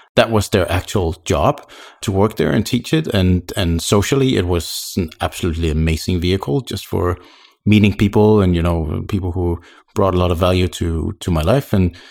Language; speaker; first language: English; non-native, fluent; Danish